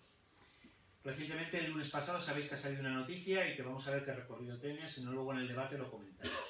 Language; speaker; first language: Spanish; native; Spanish